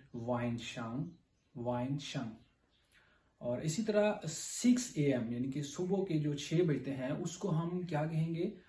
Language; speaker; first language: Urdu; native; Urdu